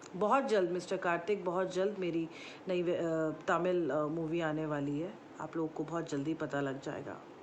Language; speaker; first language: Hindi; native; Hindi